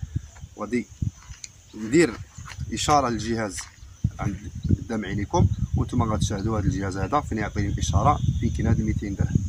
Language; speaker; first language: Arabic; native; Arabic